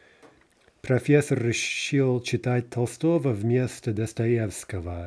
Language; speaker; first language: Russian; non-native, fluent; English